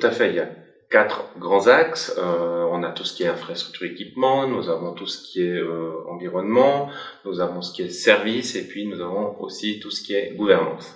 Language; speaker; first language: French; native; French